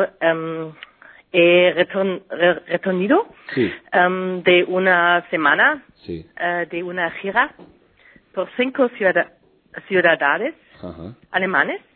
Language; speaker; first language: Spanish; non-native, learner; German